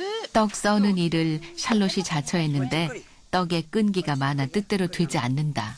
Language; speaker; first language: Korean; native; Korean